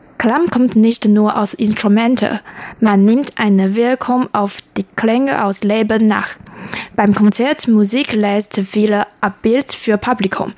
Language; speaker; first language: German; non-native, learner; Chinese